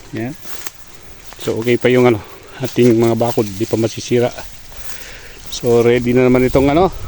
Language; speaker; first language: Filipino; non-native, local second language; Iloko